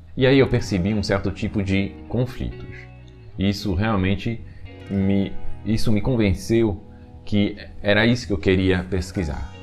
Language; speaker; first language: Portuguese; non-native, fluent; French